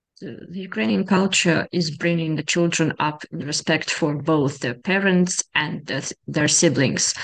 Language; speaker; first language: English; non-native, fluent; Ukrainian